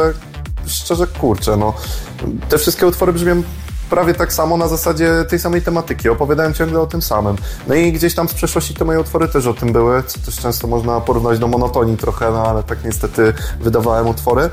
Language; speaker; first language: Polish; native; Polish